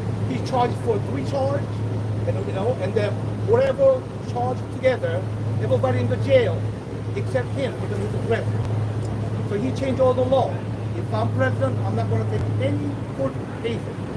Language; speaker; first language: English; non-native, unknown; Korean